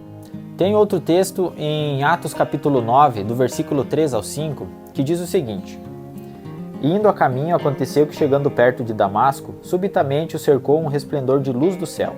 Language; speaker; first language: Portuguese; native; Portuguese